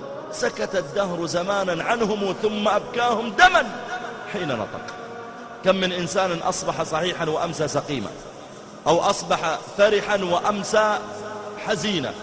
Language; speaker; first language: Arabic; native; Arabic